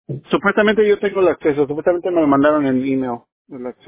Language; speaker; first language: Spanish; native; Spanish